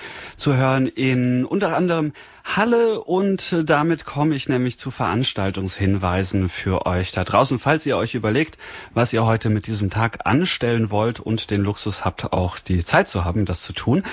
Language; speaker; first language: German; native; German